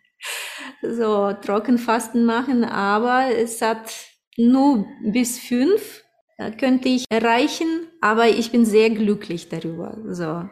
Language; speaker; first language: German; early bilingual, other home language; Russian